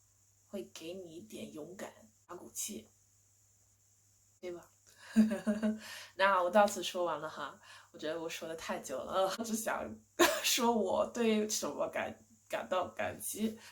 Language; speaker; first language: Chinese; non-native, fluent; English